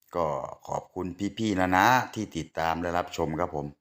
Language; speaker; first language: Thai; native; Thai